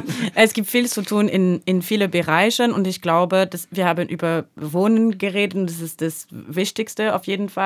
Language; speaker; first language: German; native; German